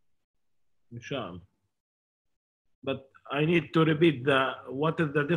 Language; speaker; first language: English; non-native, learner; Arabic